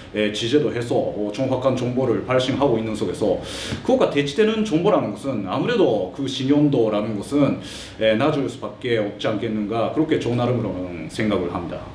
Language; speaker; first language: Korean; early bilingual, heritage; Korean